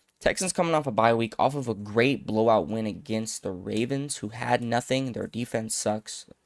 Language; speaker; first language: English; native; English